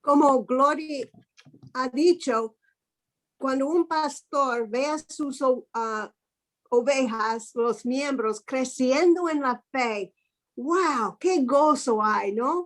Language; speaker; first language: Spanish; non-native, fluent; English